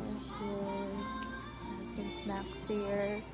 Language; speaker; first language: English; non-native, local second language; Filipino